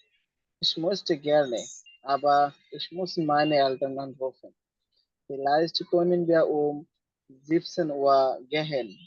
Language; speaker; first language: German; non-native, learner; Bangla